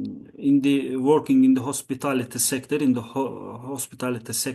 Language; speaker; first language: English; non-native, learner; Azerbaijani